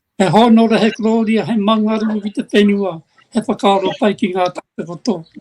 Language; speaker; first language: Māori; native; Māori